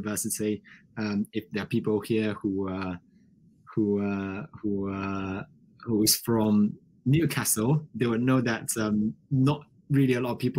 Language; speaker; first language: English; non-native, local second language; Chinese